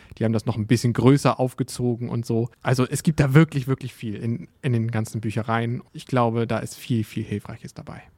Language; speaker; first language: German; native; German